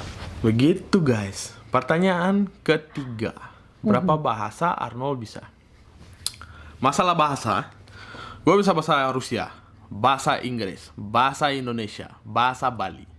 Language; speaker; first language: Indonesian; early bilingual, other home language; Russian